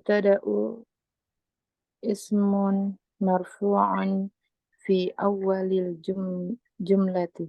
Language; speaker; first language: Arabic; non-native, learner; Indonesian